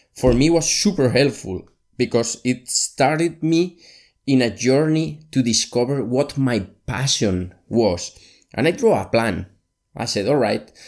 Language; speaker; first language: English; non-native, fluent; Spanish